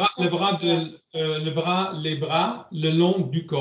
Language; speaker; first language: French; non-native, learner; English